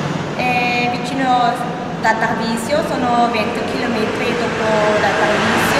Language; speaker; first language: Italian; non-native, learner; German